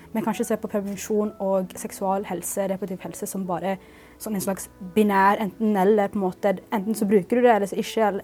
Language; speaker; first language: Norwegian; early bilingual, other home language; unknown